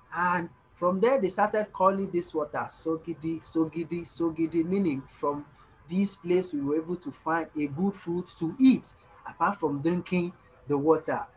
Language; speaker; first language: English; non-native, local second language; Yoruba